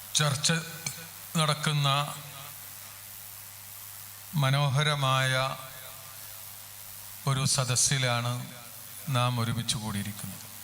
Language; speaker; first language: Malayalam; native; Malayalam